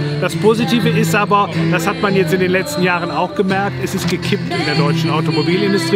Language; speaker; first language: German; native; German